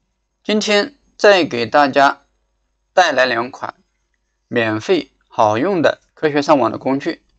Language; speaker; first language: Chinese; native; Chinese